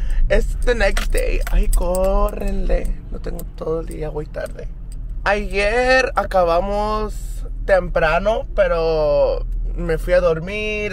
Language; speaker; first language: Spanish; early bilingual, heritage; Spanish